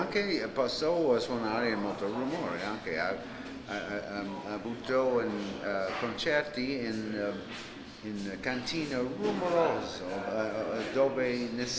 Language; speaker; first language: Italian; non-native, learner; English